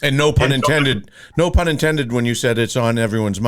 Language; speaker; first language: English; native; English